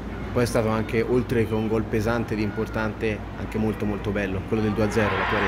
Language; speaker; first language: Italian; native; Italian